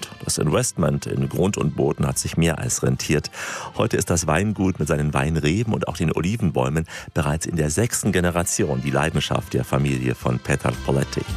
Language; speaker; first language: German; native; German